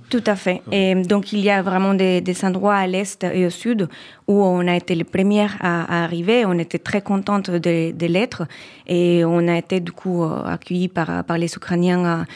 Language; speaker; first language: French; non-native, fluent; Spanish